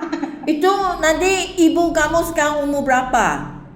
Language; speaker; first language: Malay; non-native, local second language; Chinese